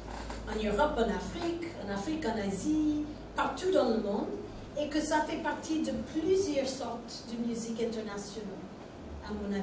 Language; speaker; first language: French; non-native, fluent; English